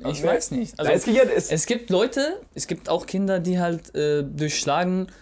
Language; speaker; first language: German; non-native, fluent; Arabic